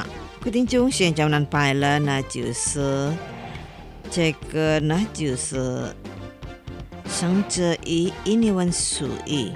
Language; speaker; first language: Chinese; non-native, fluent; Indonesian